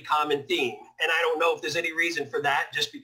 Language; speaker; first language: English; native; English